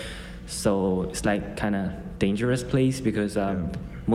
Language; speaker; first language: English; non-native, fluent; Burmese